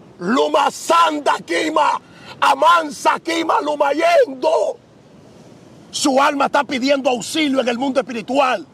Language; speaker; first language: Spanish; native; Spanish